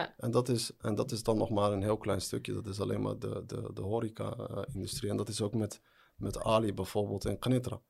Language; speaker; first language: Dutch; early bilingual, other home language; Arabic